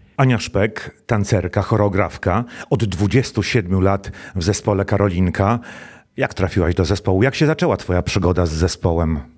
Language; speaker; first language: Polish; native; Polish